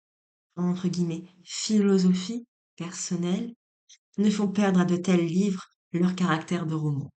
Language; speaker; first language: French; native; French